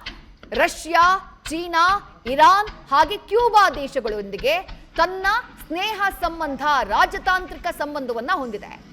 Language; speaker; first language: Kannada; native; Kannada